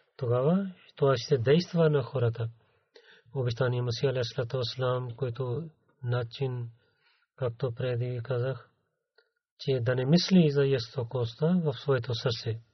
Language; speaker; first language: Bulgarian; non-native, learner; Urdu